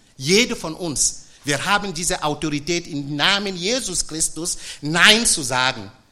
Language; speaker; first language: German; non-native, fluent; French